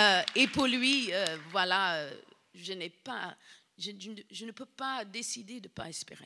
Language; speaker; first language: French; non-native, fluent; English